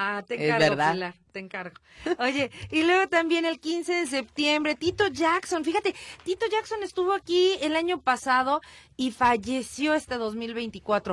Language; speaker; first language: Spanish; native; Spanish